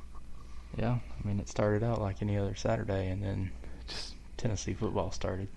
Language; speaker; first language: English; native; English